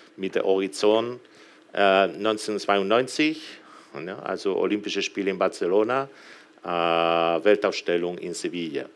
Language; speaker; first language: German; non-native, fluent; Galician